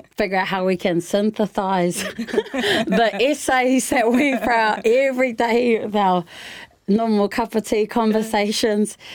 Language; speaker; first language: English; native; English